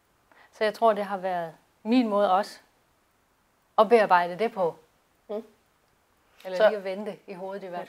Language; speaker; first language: Danish; native; Danish